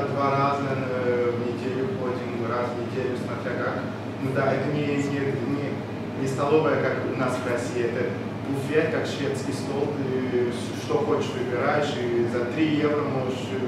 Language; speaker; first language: Russian; non-native, local second language; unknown